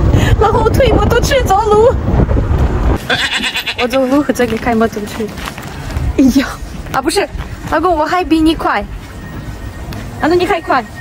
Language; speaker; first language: Chinese; non-native, learner; Ukrainian